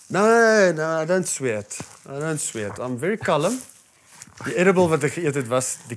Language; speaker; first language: English; non-native, local second language; Afrikaans